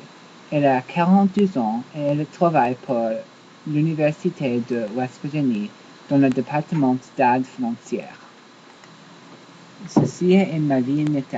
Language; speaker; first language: French; non-native, learner; English